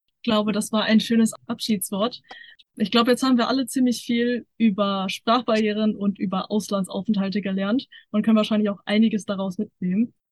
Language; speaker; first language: German; native; German